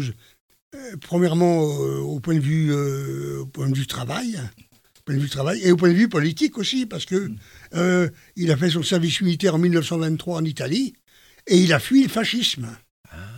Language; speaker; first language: French; native; French